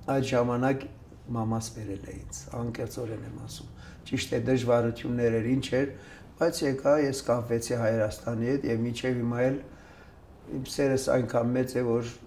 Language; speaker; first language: Armenian; early bilingual, other home language; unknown